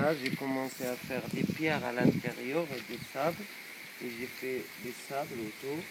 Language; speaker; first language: French; non-native, local second language; Arabic